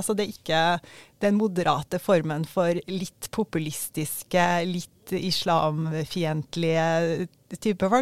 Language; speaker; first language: Norwegian; native; Norwegian